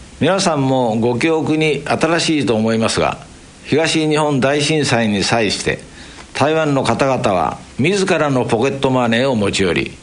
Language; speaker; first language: Japanese; native; Japanese